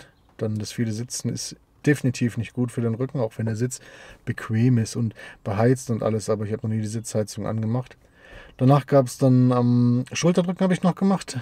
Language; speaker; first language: German; native; German